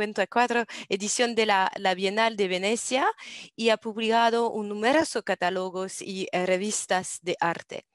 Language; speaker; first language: Spanish; non-native, learner; English